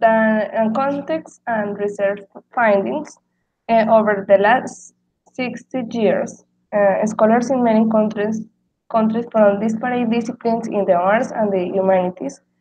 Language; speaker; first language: English; non-native, learner; Spanish